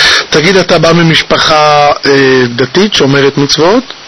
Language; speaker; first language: Hebrew; native; Hebrew